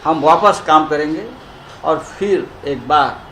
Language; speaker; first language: Hindi; non-native, local second language; Marathi